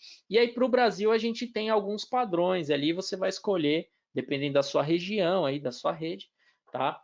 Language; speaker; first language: Portuguese; native; Portuguese